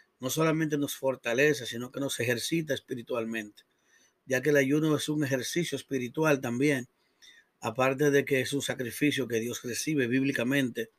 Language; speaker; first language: Spanish; native; Spanish